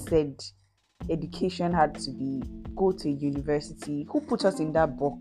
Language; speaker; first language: English; non-native, local second language; Yoruba